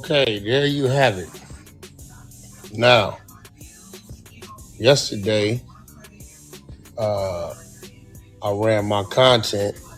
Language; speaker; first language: English; native; English